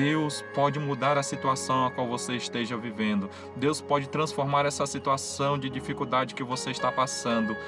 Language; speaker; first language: Portuguese; native; Portuguese